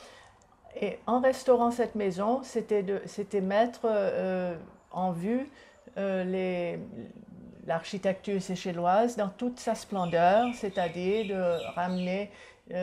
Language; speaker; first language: French; non-native, local second language; Seselwa Creole French